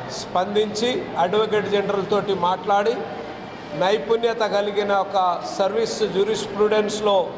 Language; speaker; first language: Telugu; non-native, local second language; Lambadi